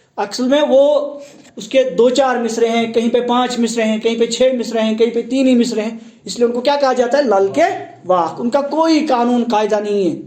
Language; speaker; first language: Urdu; non-native, local second language; Kashmiri